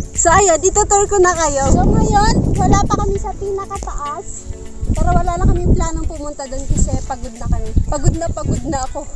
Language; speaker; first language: Filipino; non-native, local second language; Iloko